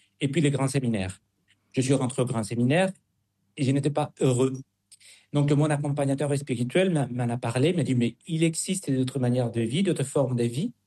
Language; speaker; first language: French; non-native, fluent; Spanish